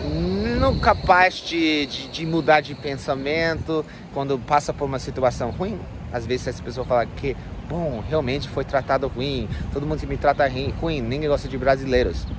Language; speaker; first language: Portuguese; non-native, fluent; English